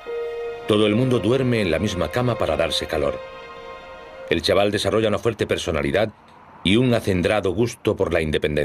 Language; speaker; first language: Spanish; native; Spanish